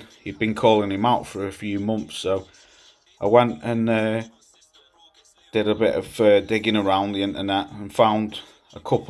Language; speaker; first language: English; native; English